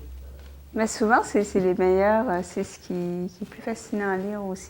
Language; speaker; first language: French; native; French